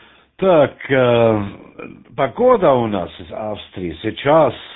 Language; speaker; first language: Russian; non-native, learner; German